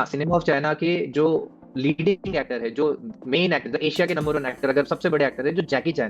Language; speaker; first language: Hindi; native; Hindi